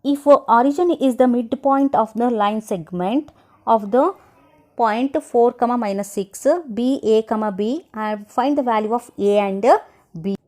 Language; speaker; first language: English; non-native, local second language; Kannada